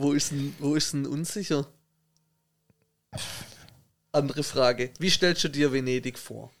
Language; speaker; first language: German; native; German